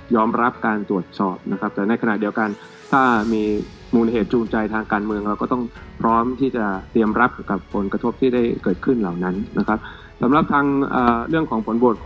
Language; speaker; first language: Thai; native; Thai